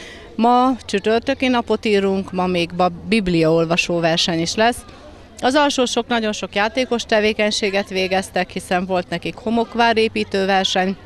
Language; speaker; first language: Hungarian; native; Hungarian